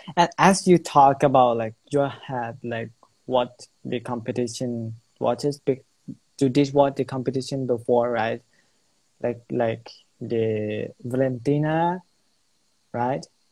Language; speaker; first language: English; non-native, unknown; Thai